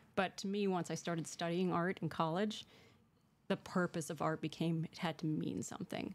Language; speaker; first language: English; native; English